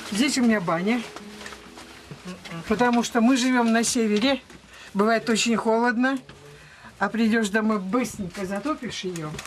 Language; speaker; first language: Russian; native; Russian